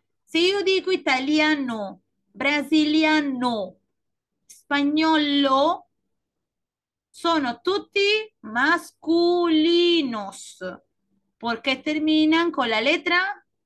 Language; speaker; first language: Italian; non-native, fluent; Spanish